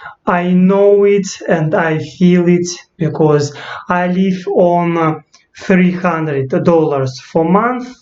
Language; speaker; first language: English; non-native, learner; Russian